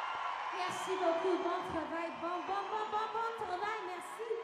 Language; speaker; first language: French; non-native, learner; English